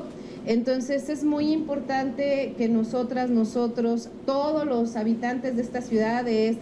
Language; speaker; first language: Spanish; native; Spanish